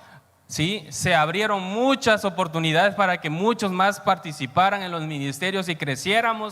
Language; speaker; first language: Spanish; native; Spanish